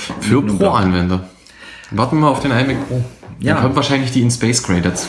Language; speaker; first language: German; native; German